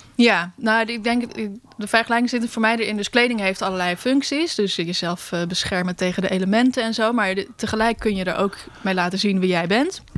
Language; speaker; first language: Dutch; native; Dutch